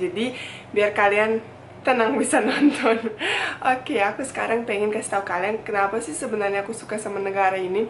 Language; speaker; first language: Indonesian; non-native, fluent; Bosnian